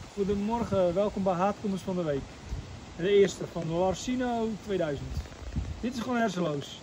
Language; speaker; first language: Dutch; native; Dutch